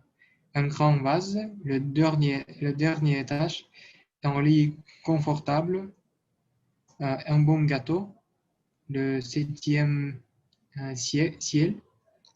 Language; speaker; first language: French; non-native, learner; Russian